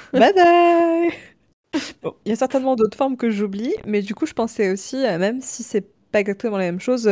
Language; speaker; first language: French; native; French